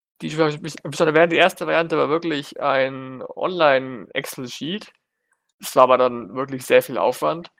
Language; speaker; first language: German; native; German